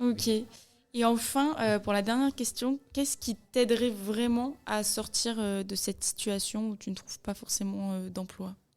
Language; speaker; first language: French; native; French